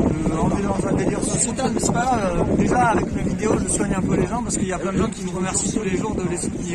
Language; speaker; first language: French; native; French